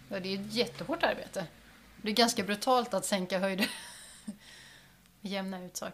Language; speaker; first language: Swedish; native; Swedish